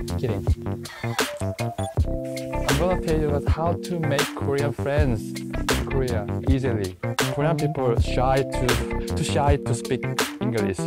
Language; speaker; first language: English; non-native, learner; Korean